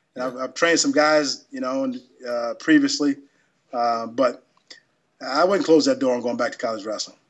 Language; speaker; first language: English; native; English